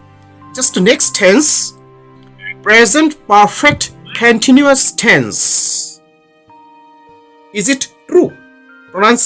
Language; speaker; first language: English; non-native, learner; Bangla